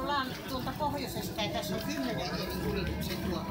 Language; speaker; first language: Finnish; native; Finnish